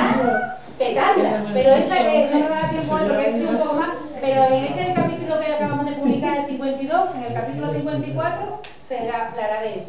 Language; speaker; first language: Spanish; native; Spanish